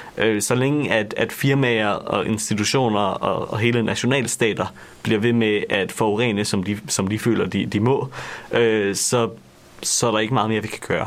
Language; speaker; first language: Danish; native; Danish